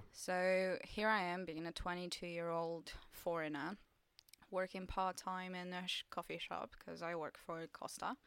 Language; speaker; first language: English; non-native, fluent; Polish